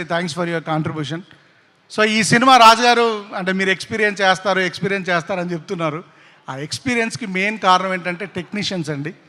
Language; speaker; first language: Telugu; native; Telugu